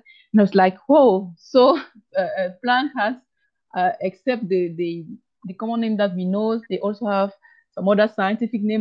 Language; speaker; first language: English; non-native, local second language; French